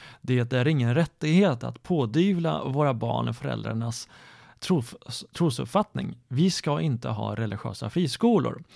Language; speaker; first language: Swedish; native; Swedish